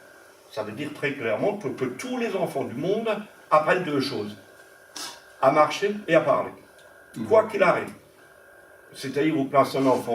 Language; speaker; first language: French; non-native, local second language; Swiss German